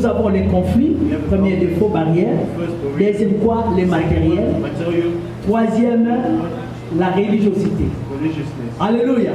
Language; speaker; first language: French; non-native, local second language; Lingala